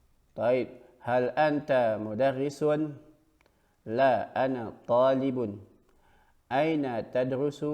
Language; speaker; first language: Arabic; non-native, fluent; Indonesian